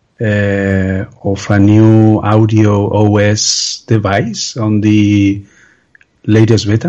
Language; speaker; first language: English; non-native, learner; Spanish